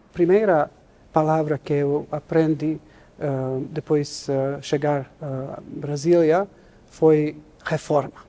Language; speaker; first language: Portuguese; non-native, learner; Serbian